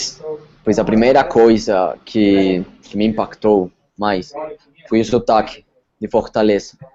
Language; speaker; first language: Portuguese; non-native, fluent; Spanish